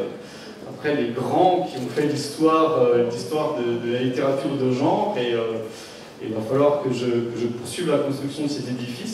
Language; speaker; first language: French; native; French